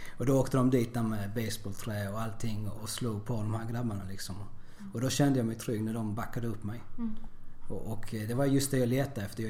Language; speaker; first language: Swedish; early bilingual, other home language; Spanish